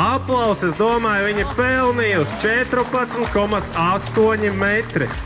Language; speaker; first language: Latvian; native; Latvian